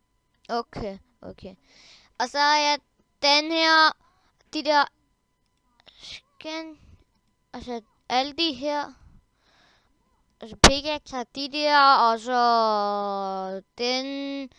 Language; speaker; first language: Danish; early bilingual, other home language; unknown